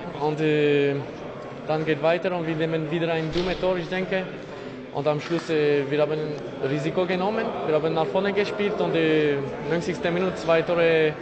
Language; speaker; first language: German; non-native, local second language; French